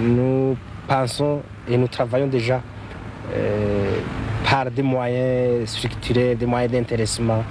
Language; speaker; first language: French; non-native, local second language; Rundi